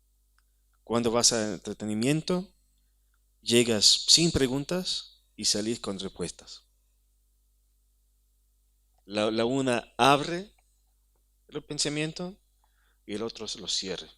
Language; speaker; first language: Spanish; non-native, fluent; Hebrew